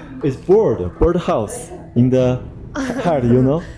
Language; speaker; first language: English; non-native, learner; Chinese